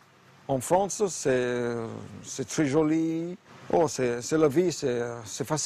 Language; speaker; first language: French; non-native, learner; English